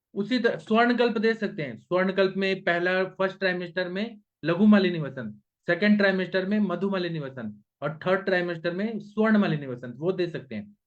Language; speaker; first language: Hindi; non-native, local second language; Marathi